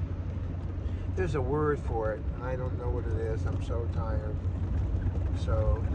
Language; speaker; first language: English; native; English